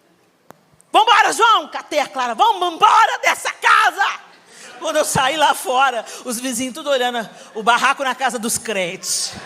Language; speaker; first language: Portuguese; native; Portuguese